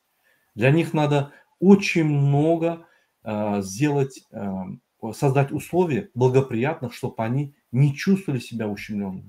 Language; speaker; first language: Russian; native; Russian